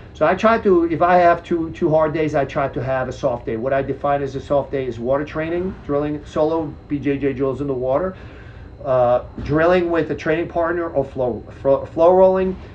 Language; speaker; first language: English; early bilingual, other home language; Czech